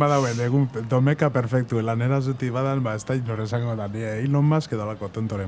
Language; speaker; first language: Basque; native; Basque